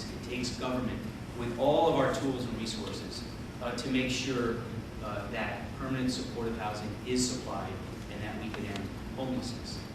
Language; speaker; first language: English; native; English